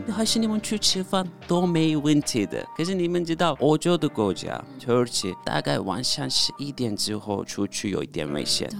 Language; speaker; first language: Chinese; non-native, fluent; Turkish